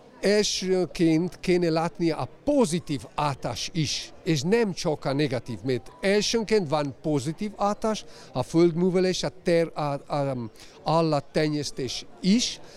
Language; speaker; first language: Hungarian; non-native, learner; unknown